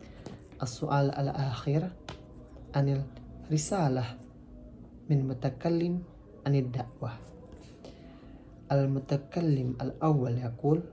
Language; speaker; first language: Arabic; non-native, learner; Indonesian